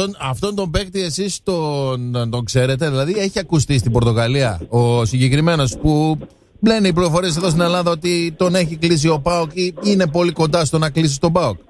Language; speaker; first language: Greek; native; Greek